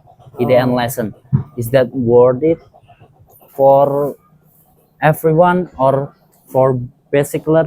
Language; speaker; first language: English; non-native, learner; Indonesian